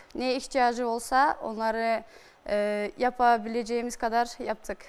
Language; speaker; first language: Turkish; non-native, fluent; Kyrgyz